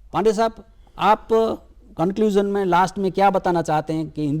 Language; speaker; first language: Hindi; non-native, local second language; Gujarati